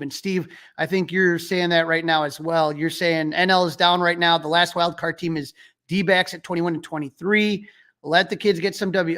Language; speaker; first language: English; native; English